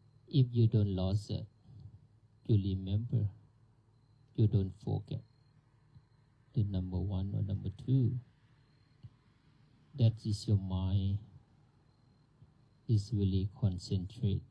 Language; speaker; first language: English; non-native, learner; Thai